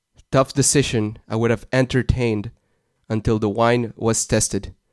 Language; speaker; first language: English; early bilingual, other home language; Spanish